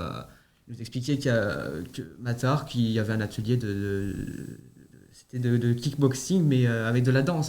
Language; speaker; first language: French; native; French